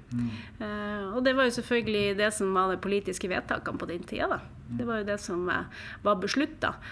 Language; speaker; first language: Norwegian; native; Norwegian